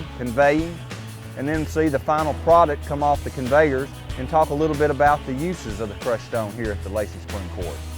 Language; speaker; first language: English; native; English